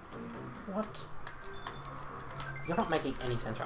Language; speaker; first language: English; native; English